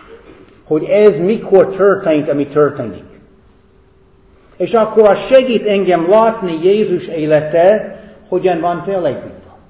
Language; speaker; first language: Hungarian; non-native, fluent; English